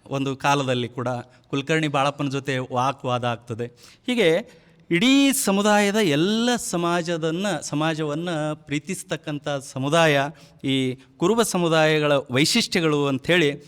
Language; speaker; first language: Kannada; native; Kannada